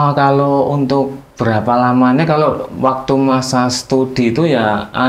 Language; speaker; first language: Indonesian; native; Indonesian